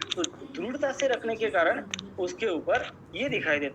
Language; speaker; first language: Hindi; non-native, local second language; Marathi